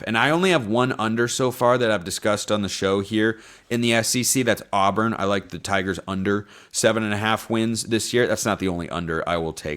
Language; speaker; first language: English; native; English